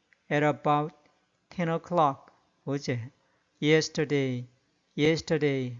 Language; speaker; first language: English; non-native, fluent; Korean